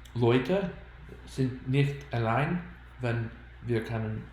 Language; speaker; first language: German; non-native, learner; English